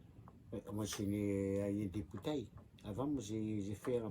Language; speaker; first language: French; non-native, local second language; Malagasy